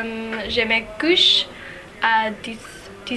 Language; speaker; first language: French; non-native, learner; English